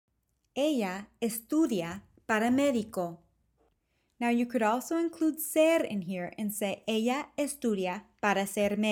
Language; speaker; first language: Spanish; non-native, fluent; English